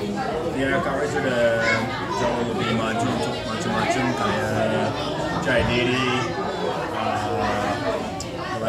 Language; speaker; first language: Indonesian; non-native, fluent; English